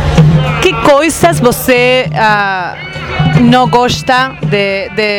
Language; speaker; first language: Portuguese; non-native, fluent; Spanish